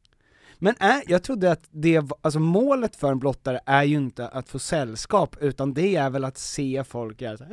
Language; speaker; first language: Swedish; native; Swedish